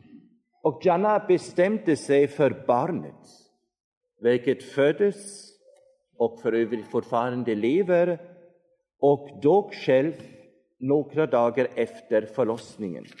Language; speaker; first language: Swedish; non-native, fluent; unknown